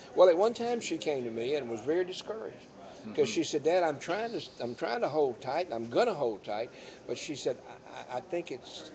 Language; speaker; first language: English; native; English